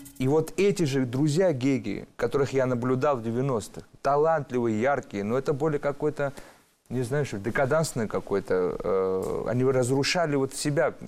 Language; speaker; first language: Russian; early bilingual, other home language; Georgian